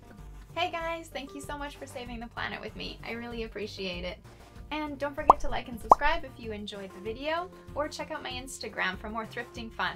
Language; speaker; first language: English; native; English